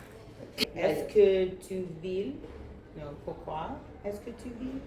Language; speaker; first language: French; non-native, learner; English